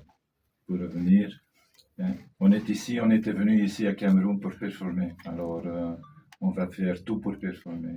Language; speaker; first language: French; non-native, fluent; Dutch